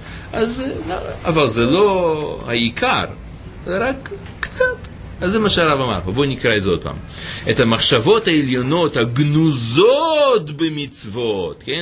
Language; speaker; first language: Hebrew; native; Hebrew